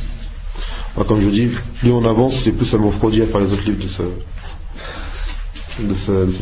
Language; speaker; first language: French; native; French